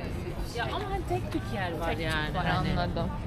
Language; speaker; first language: Turkish; native; Turkish